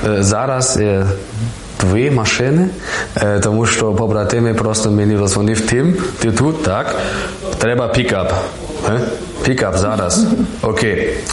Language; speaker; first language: Ukrainian; non-native, learner; German